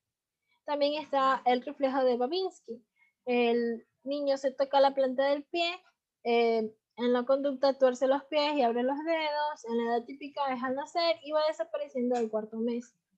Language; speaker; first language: Spanish; native; Spanish